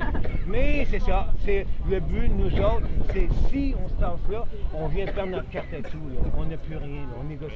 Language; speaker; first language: French; native; French